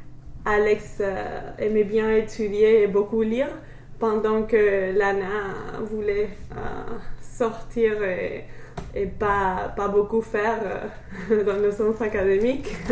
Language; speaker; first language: French; non-native, fluent; English